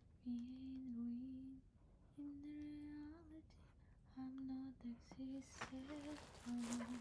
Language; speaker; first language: English; non-native, learner; Crimean Tatar